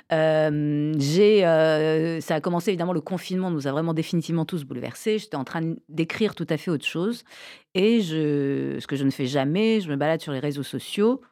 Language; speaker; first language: French; early bilingual, other home language; Persian